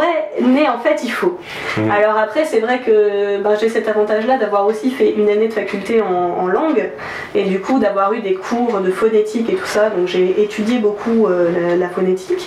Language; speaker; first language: French; native; French